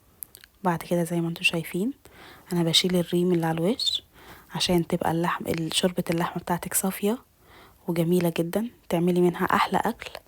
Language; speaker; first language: Arabic; native; Arabic